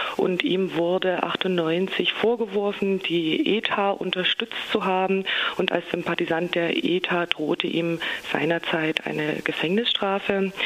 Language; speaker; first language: German; native; German